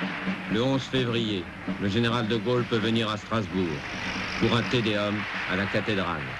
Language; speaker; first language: French; native; French